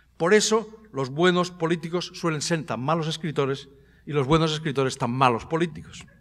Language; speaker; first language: Spanish; native; Spanish